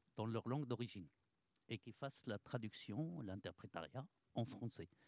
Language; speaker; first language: French; non-native, local second language; Arabic